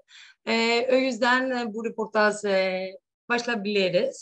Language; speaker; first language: Turkish; non-native, learner; Greek